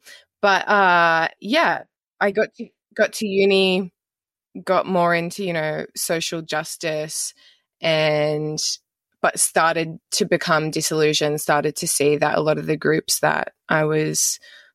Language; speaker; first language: English; native; English